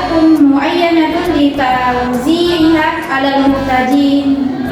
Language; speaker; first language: Arabic; non-native, learner; Indonesian